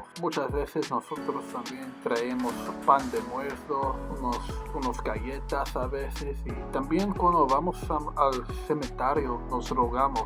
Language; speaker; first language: Spanish; early bilingual, heritage; Spanish